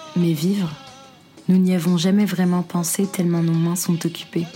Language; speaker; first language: French; non-native, local second language; Arabic